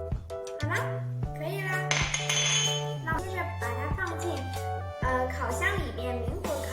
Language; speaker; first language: Chinese; early bilingual, heritage; Chinese